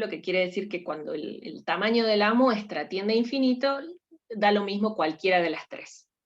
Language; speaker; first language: Spanish; native; Spanish